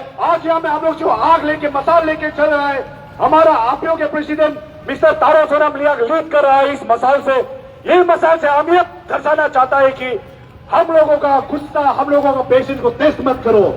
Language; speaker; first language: Hindi; non-native, local second language; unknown